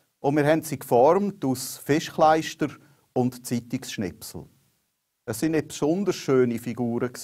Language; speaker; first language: German; native; German